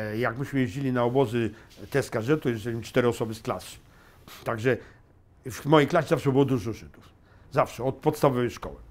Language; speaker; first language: Polish; native; Polish